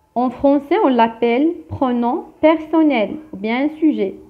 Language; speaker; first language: French; non-native, local second language; Arabic